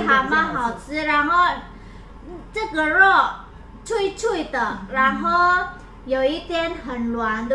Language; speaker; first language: Chinese; non-native, fluent; Indonesian